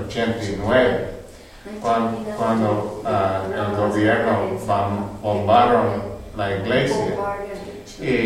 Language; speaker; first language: Spanish; non-native, learner; English